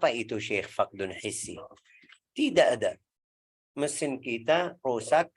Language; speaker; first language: Indonesian; non-native, fluent; Arabic